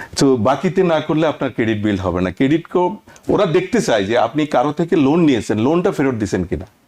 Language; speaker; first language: Bangla; native; Bangla